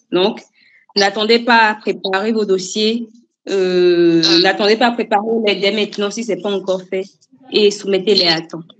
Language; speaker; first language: French; native; French